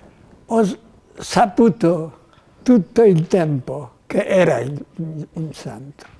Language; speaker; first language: Italian; non-native, fluent; Polish